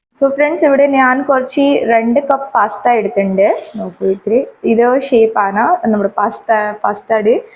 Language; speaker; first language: Malayalam; native; Malayalam